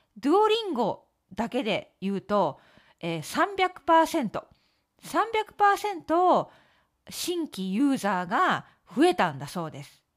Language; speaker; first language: Japanese; native; Japanese